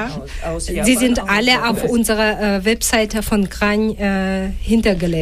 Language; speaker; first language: German; non-native, fluent; Russian